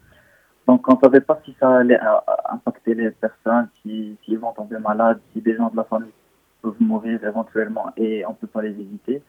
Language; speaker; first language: French; non-native, local second language; Arabic